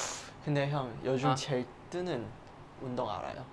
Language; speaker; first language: Korean; non-native, fluent; Chinese